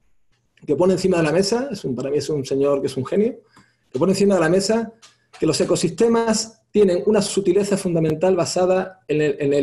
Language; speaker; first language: Spanish; native; Spanish